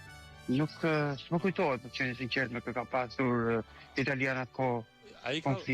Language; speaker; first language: Albanian; native; Albanian